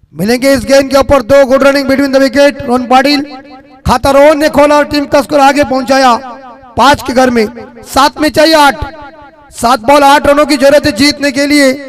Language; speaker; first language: Hindi; non-native, local second language; Marathi